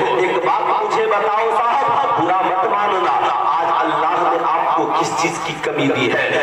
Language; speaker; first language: Urdu; native; Urdu